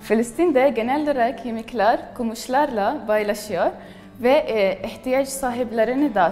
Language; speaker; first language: Turkish; non-native, fluent; Arabic